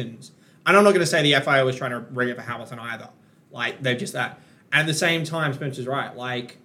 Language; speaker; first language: English; native; English